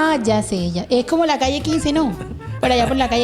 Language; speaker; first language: Spanish; native; Spanish